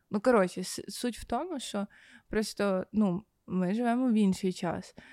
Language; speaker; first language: Ukrainian; native; Ukrainian